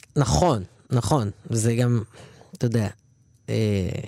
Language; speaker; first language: Hebrew; early bilingual, other home language; Arabic